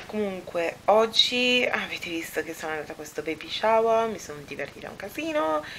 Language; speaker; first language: Italian; early bilingual, other home language; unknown